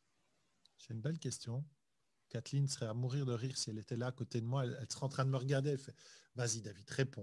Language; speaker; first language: French; native; French